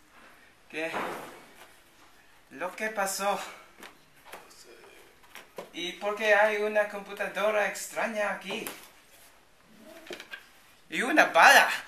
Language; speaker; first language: Spanish; non-native, learner; English